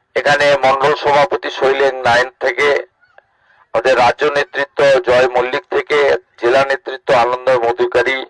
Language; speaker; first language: Bangla; native; Bangla